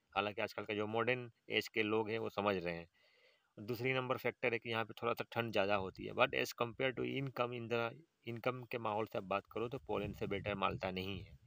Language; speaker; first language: Hindi; native; Hindi